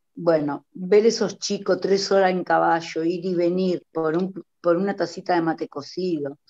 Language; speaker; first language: Spanish; non-native, fluent; Italian